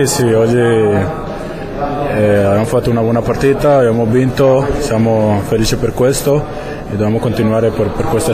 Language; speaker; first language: Italian; non-native, fluent; Spanish